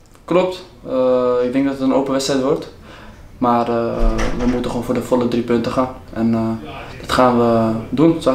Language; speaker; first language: Dutch; native; Dutch